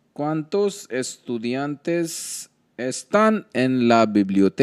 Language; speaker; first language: Spanish; non-native, learner; Hindi